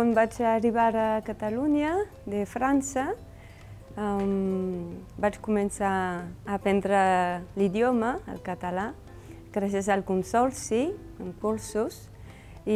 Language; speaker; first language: Catalan; non-native, fluent; French